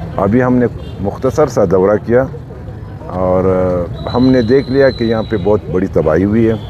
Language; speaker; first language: Urdu; non-native, local second language; Pashto